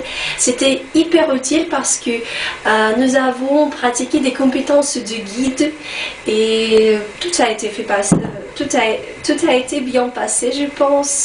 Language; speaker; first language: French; non-native, learner; Russian